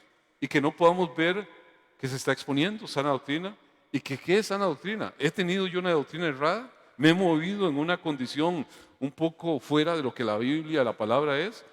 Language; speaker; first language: Spanish; native; Spanish